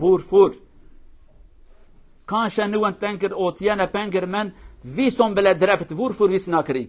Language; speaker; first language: Norwegian; non-native, fluent; Kurdish